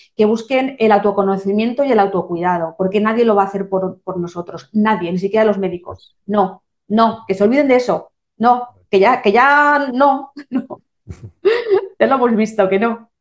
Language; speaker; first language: Spanish; native; Spanish